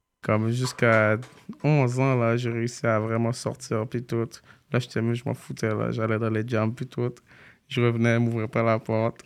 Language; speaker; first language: French; native; French